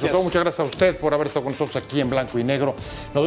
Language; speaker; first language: Spanish; native; Spanish